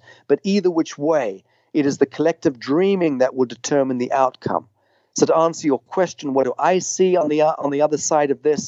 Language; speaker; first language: English; native; English